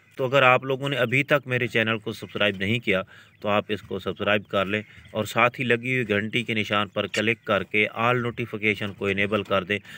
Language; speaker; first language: Urdu; non-native, local second language; Punjabi